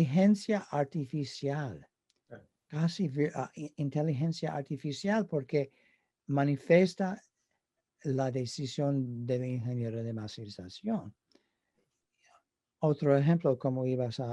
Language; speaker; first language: Spanish; non-native, fluent; English